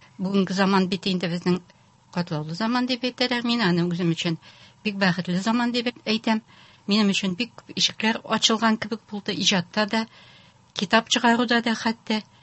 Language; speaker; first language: Tatar; native; Tatar